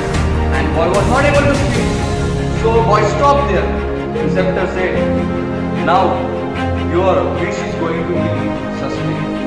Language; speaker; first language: English; non-native, local second language; Marathi